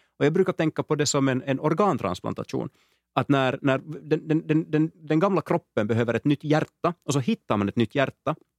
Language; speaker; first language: Swedish; native; Swedish